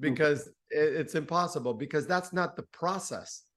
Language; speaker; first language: English; early bilingual, other home language; Spanish